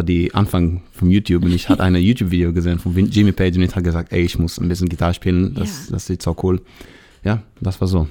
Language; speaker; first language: German; non-native, learner; Hebrew